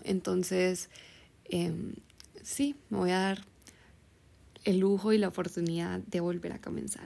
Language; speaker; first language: Spanish; early bilingual, heritage; Spanish